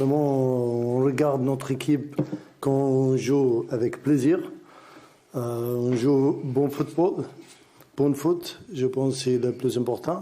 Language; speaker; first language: French; non-native, learner; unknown